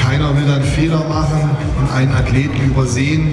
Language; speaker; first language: German; native; German